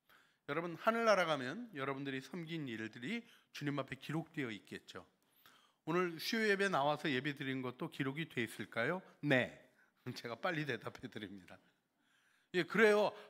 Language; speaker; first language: Korean; native; Korean